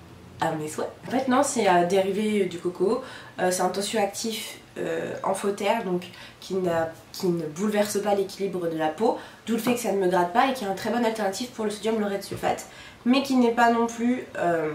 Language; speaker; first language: French; native; French